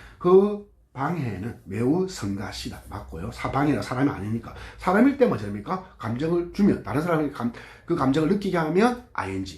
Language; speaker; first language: Korean; native; Korean